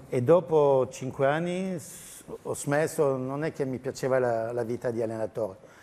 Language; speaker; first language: Italian; non-native, fluent; French